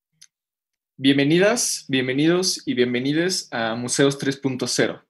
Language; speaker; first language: Spanish; native; Spanish